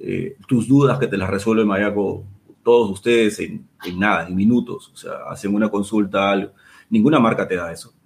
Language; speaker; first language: Spanish; native; Spanish